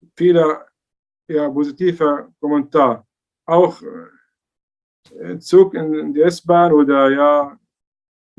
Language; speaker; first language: German; non-native, learner; Arabic